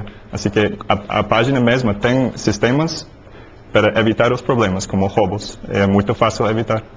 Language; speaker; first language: Portuguese; non-native, learner; English